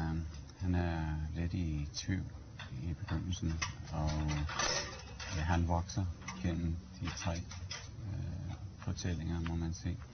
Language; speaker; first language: Danish; early bilingual, heritage; English